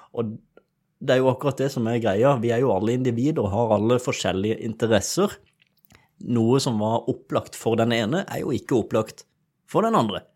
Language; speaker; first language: Norwegian; native; Norwegian